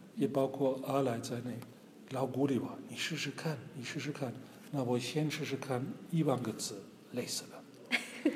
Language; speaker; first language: Chinese; non-native, fluent; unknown